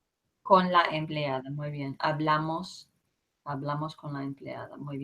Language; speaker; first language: Spanish; non-native, fluent; English